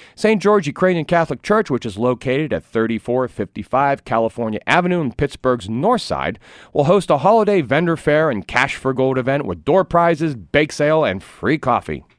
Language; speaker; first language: English; native; English